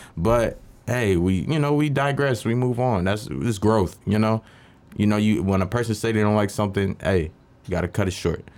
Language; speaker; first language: English; native; English